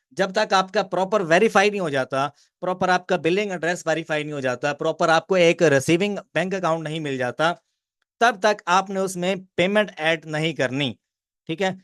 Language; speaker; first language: Urdu; non-native, local second language; Punjabi